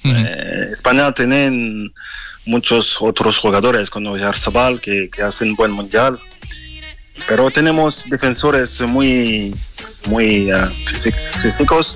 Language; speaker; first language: Spanish; non-native, fluent; French